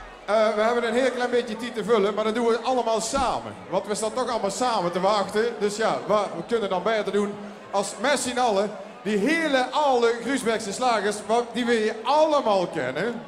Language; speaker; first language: Dutch; native; Dutch